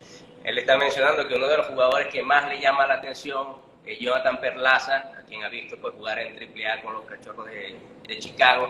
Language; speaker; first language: Spanish; native; Spanish